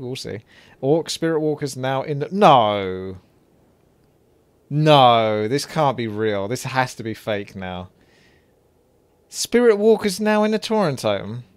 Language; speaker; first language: English; native; English